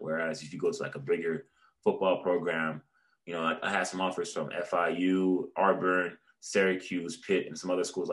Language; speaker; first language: English; native; English